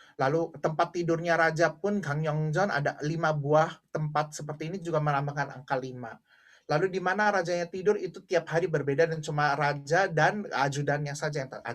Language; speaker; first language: Indonesian; native; Indonesian